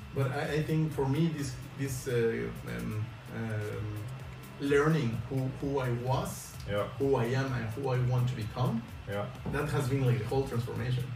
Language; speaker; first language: English; non-native, fluent; Spanish